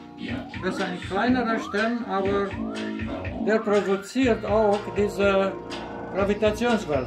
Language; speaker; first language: German; non-native, fluent; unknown